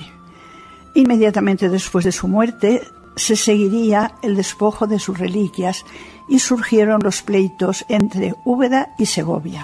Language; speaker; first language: Spanish; native; Spanish